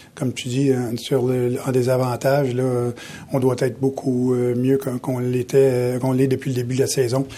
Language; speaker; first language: French; native; French